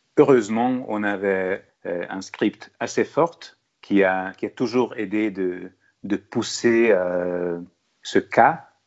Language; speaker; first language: French; non-native, fluent; Hungarian